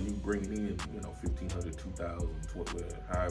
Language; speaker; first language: English; native; English